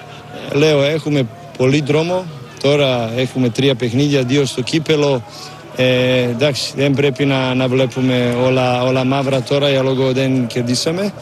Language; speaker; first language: Greek; non-native, learner; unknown